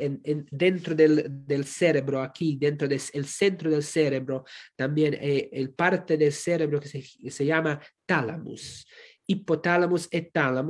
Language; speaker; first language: Spanish; non-native, fluent; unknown